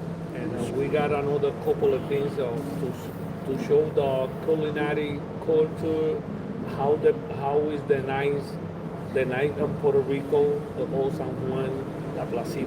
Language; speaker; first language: English; non-native, learner; Spanish